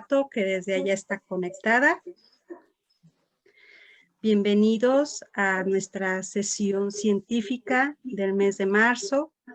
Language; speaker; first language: Spanish; native; Spanish